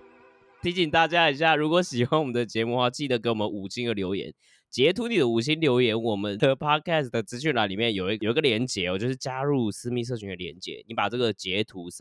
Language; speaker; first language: Chinese; native; Chinese